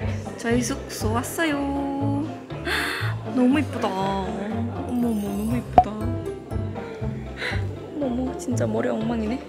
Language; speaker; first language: Korean; early bilingual, heritage; Indonesian